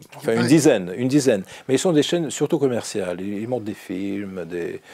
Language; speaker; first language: French; non-native, fluent; Russian